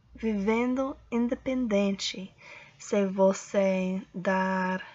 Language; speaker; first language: Portuguese; non-native, learner; English